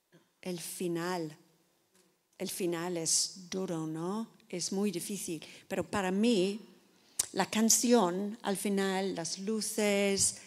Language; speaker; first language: Spanish; non-native, fluent; English